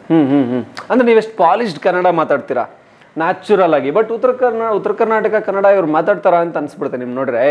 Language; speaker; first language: Kannada; native; Kannada